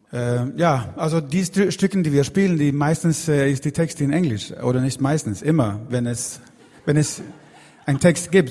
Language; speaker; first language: German; non-native, fluent; Swedish